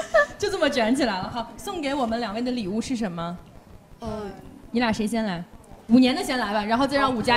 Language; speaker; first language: Chinese; native; Chinese